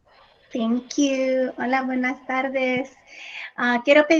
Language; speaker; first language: Spanish; early bilingual, heritage; English